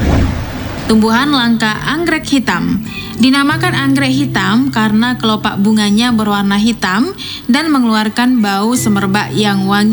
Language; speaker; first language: Indonesian; native; Indonesian